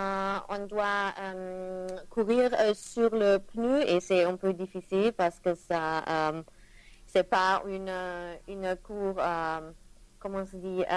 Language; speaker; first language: French; non-native, learner; German